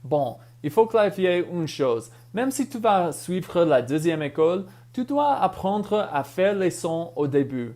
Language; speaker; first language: French; non-native, fluent; English